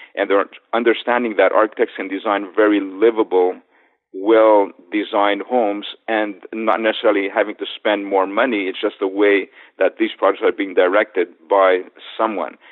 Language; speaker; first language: English; native; English